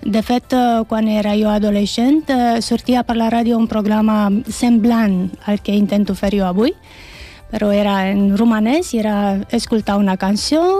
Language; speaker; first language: Catalan; non-native, fluent; Romanian